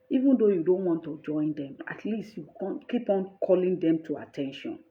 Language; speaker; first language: English; non-native, local second language; Yoruba